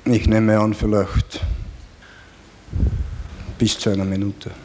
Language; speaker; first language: German; native; German